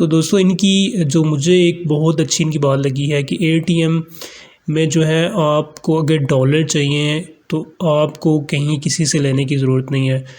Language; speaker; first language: Urdu; non-native, local second language; Punjabi